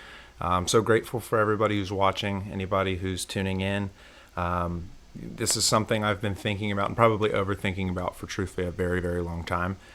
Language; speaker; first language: English; native; English